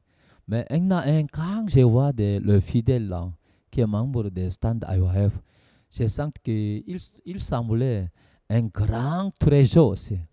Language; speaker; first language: French; non-native, learner; Korean